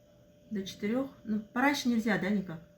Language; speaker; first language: Russian; native; Russian